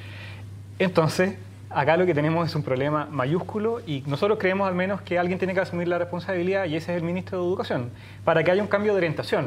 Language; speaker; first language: Spanish; native; Spanish